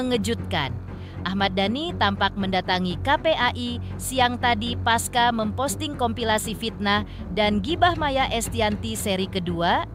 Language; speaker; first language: Indonesian; native; Indonesian